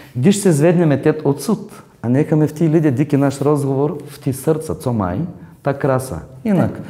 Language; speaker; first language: Czech; non-native, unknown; Bulgarian